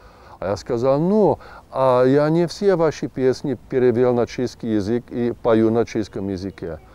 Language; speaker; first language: Russian; non-native, fluent; Czech